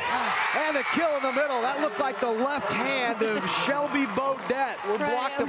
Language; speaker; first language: English; native; English